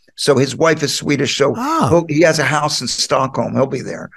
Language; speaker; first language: English; native; English